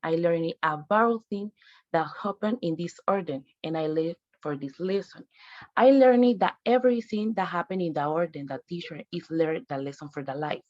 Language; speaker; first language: English; non-native, learner; Spanish